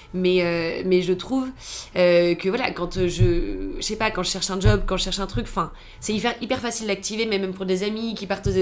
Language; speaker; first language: French; native; French